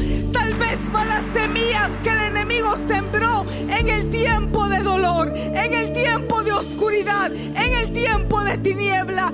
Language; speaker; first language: Spanish; native; Spanish